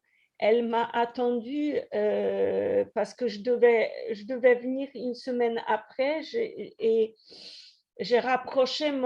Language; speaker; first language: French; non-native, fluent; Polish